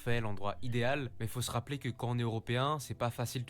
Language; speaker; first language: French; native; French